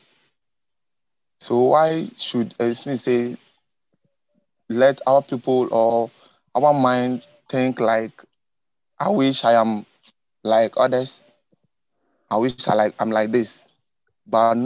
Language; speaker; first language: English; non-native, local second language; Ewe